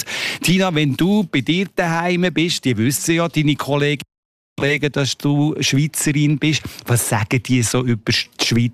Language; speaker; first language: German; native; German